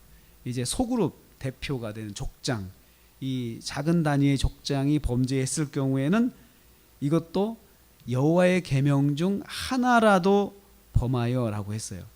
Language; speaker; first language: Korean; native; Korean